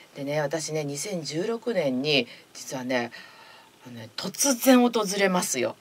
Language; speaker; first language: Japanese; native; Japanese